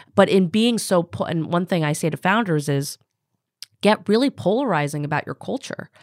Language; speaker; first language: English; native; English